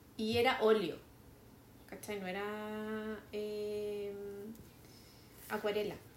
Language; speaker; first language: Spanish; native; Spanish